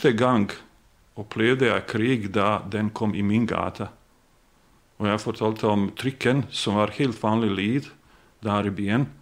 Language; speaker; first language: Norwegian; non-native, fluent; Bosnian